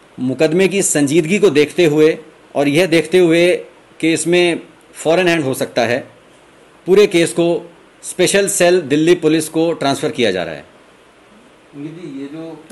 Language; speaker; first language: Hindi; native; Hindi